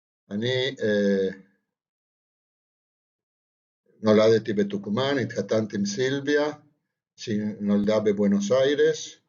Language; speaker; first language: Hebrew; non-native, fluent; Spanish